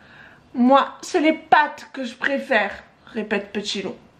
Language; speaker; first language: French; native; French